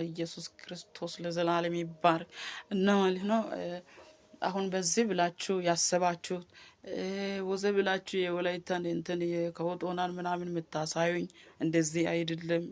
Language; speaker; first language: Amharic; non-native, local second language; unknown